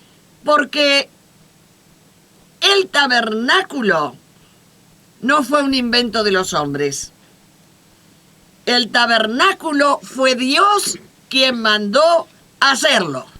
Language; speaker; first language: Spanish; native; Spanish